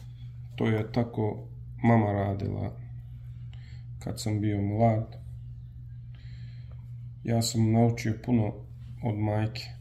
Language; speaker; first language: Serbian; non-native, learner; Turkish